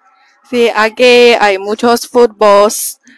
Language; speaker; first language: Spanish; non-native, learner; Chinese